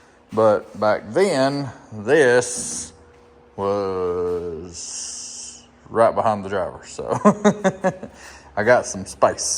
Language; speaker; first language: English; native; English